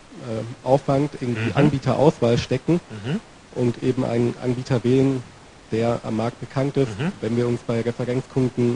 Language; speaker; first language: German; native; German